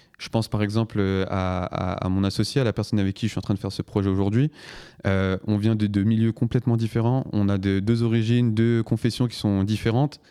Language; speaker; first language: French; early bilingual, other home language; Turkish